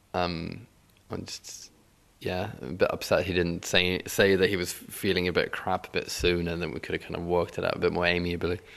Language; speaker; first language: English; non-native, fluent; Swedish